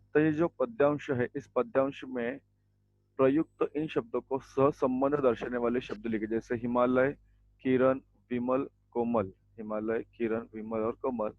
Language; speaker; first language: Hindi; non-native, local second language; Marathi